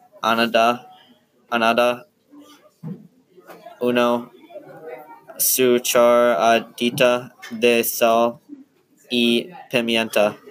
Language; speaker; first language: Spanish; non-native, learner; English